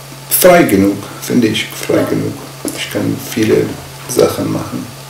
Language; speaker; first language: German; non-native, fluent; Arabic